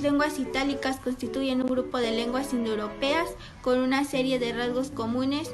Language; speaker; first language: Spanish; native; Spanish